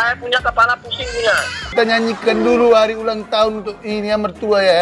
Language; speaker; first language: Indonesian; native; Indonesian